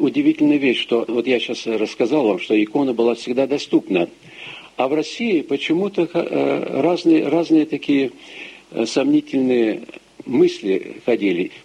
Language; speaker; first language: Russian; early bilingual, heritage; Russian